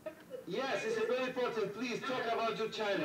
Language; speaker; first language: English; non-native, learner; Spanish